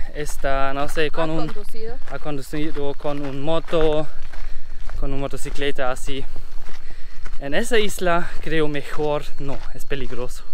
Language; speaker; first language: Spanish; non-native, learner; German